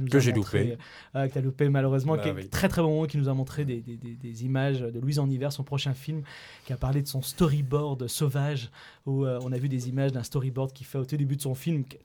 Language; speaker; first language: French; native; French